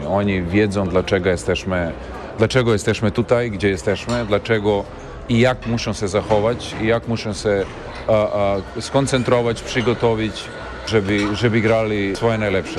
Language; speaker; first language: Polish; non-native, learner; Serbian